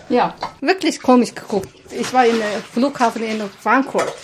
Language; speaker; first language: German; non-native, learner; Chinese